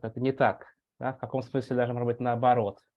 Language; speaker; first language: Russian; native; Russian